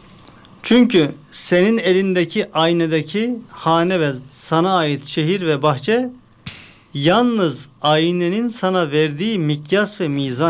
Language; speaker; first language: Turkish; native; Turkish